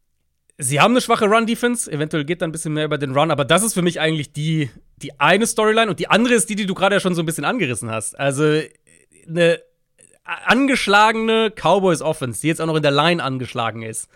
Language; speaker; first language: German; native; German